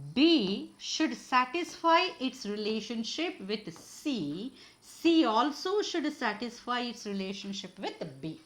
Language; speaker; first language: English; non-native, local second language; Telugu